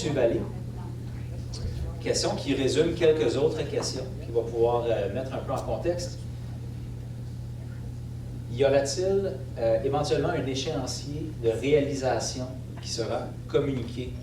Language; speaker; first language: French; native; French